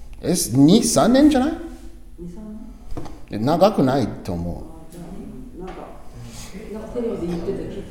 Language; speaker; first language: Japanese; non-native, learner; English